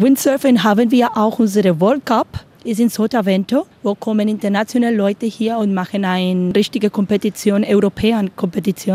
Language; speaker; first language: German; non-native, learner; Spanish